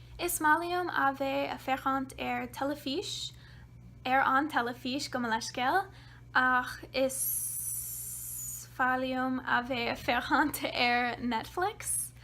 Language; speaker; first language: Irish; non-native, learner; English